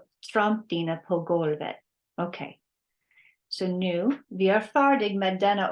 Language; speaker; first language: Swedish; non-native, learner; English